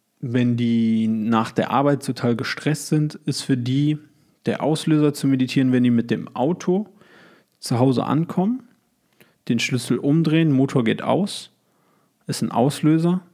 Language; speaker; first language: German; native; German